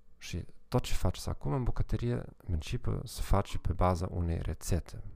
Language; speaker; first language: Romanian; non-native, fluent; German